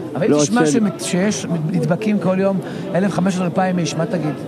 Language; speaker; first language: Hebrew; native; Hebrew